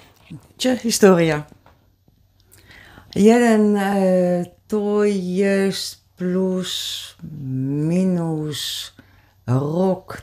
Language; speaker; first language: Polish; early bilingual, heritage; Polish